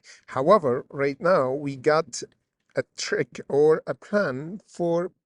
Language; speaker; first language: English; non-native, fluent; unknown